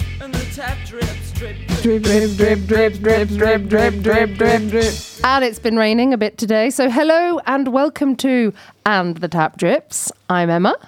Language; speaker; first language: English; native; English